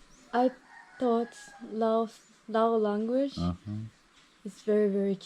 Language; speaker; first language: English; non-native, fluent; Japanese